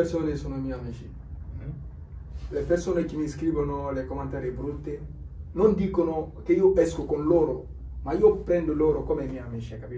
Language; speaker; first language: Italian; non-native, learner; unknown